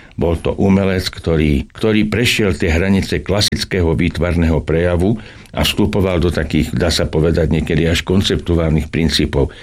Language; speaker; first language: Slovak; native; Slovak